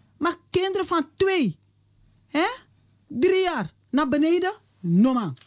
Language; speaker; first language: Dutch; native; Dutch